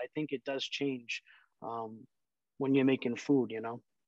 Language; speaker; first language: English; early bilingual, other home language; Portuguese